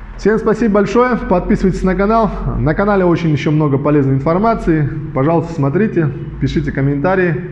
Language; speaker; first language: Russian; non-native, local second language; Uzbek